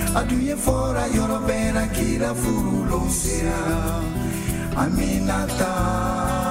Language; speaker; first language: French; non-native, local second language; Dyula